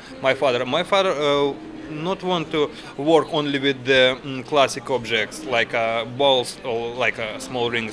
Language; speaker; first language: English; non-native, learner; Ukrainian